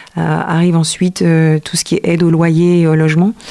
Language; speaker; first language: French; native; French